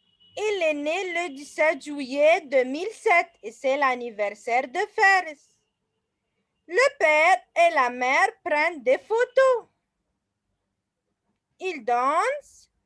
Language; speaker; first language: French; non-native, fluent; Arabic